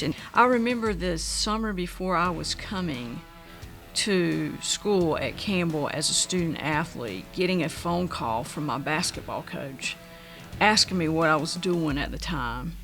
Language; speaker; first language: English; native; English